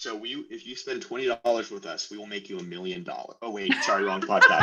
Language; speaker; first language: English; native; English